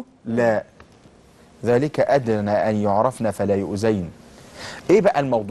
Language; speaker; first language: Arabic; native; Arabic